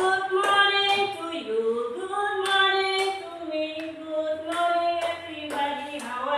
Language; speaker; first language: English; non-native, learner; Indonesian